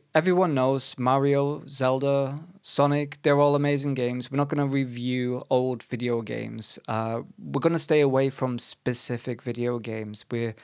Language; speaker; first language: English; non-native, fluent; German